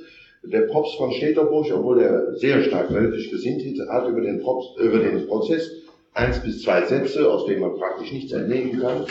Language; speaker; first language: German; native; German